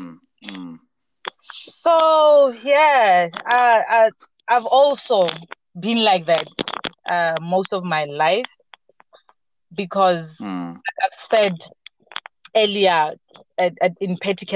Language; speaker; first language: English; non-native, local second language; Southern Sotho